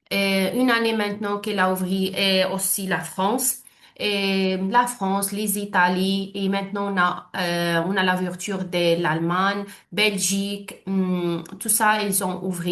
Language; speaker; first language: French; non-native, learner; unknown